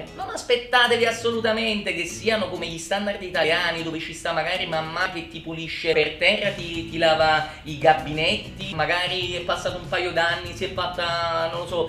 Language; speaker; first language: Italian; native; Italian